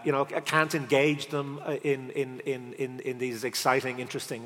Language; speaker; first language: English; native; English